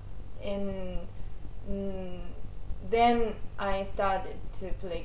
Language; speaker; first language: English; non-native, learner; Japanese